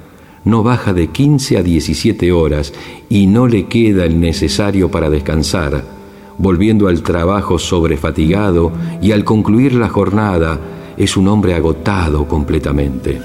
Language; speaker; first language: Spanish; native; Spanish